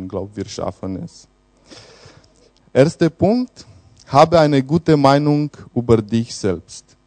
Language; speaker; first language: German; non-native, fluent; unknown